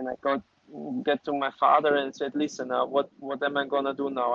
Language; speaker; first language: English; non-native, fluent; German